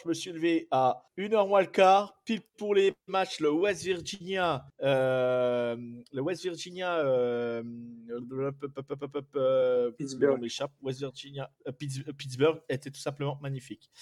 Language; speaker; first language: French; native; French